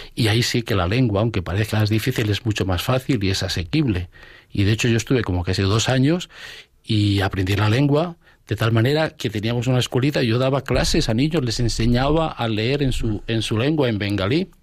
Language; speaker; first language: Spanish; native; Spanish